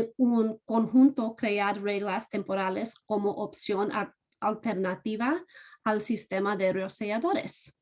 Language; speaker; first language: Spanish; non-native, fluent; English